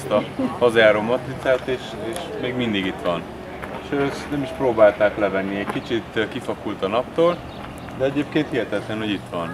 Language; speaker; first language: Hungarian; native; Hungarian